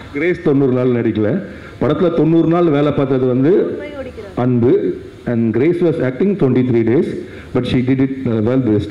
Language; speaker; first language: Tamil; native; Tamil